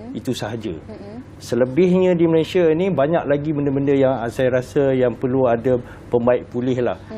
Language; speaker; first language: Malay; native; Malay